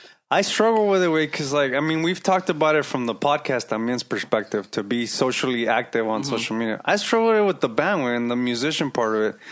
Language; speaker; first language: English; early bilingual, other home language; Spanish